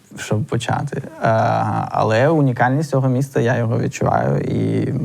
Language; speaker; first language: Ukrainian; non-native, local second language; Russian